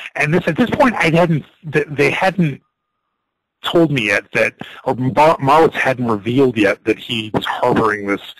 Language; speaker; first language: English; native; English